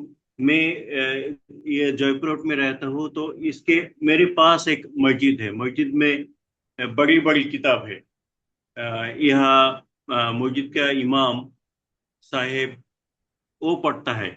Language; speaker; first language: Hindi; non-native, learner; Bangla